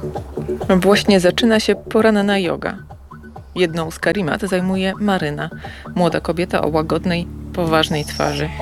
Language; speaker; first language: Polish; native; Polish